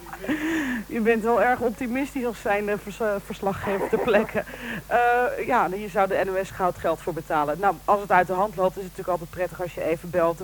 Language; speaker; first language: Dutch; native; Dutch